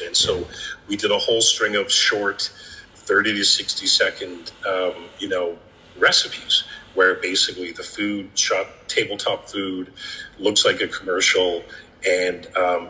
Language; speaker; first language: English; native; English